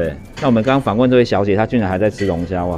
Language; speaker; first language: Chinese; native; Chinese